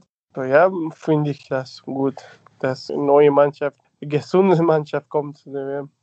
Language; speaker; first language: German; non-native, fluent; Spanish